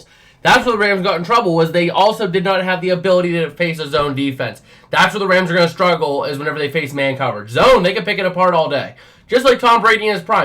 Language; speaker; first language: English; native; English